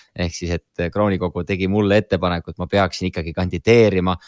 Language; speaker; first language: Estonian; native; Estonian